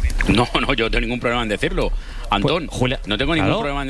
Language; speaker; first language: Spanish; native; Spanish